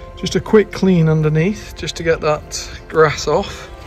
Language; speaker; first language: English; native; English